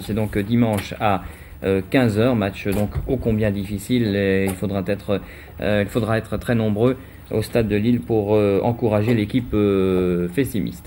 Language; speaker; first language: French; native; French